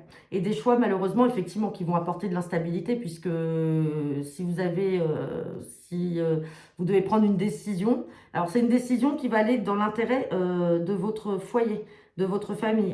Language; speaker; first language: French; native; French